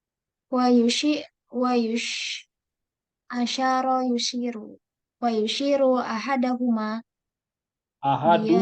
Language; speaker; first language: Arabic; non-native, learner; Indonesian